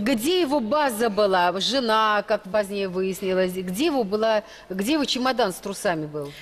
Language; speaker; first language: Russian; native; Russian